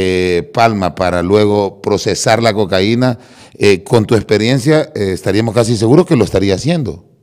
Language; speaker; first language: Spanish; native; Spanish